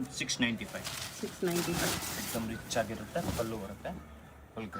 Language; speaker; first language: Kannada; non-native, local second language; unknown